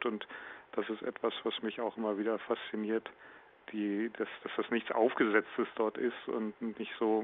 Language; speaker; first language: German; native; German